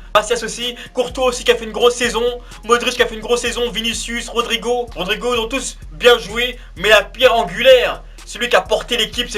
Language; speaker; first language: French; native; French